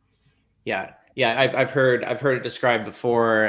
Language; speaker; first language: English; native; English